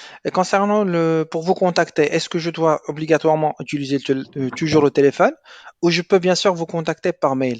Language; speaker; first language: French; non-native, local second language; Arabic